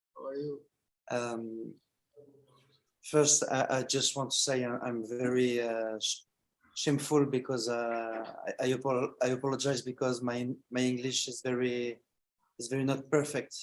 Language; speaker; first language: English; non-native, learner; French